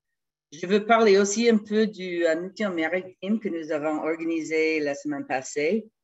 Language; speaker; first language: French; non-native, fluent; English